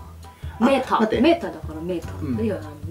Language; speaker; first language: Japanese; non-native, learner; Filipino